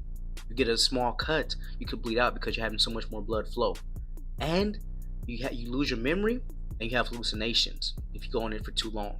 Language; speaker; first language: English; native; English